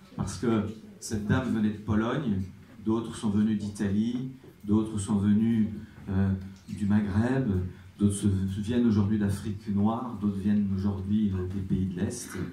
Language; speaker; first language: French; native; French